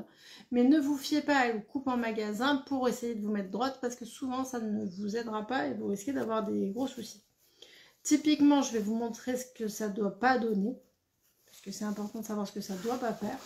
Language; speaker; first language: French; native; French